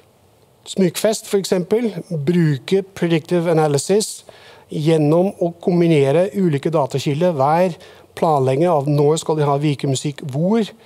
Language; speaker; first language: Norwegian; non-native, fluent; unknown